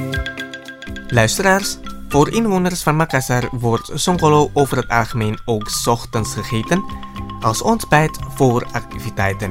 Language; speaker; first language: Dutch; non-native, fluent; Indonesian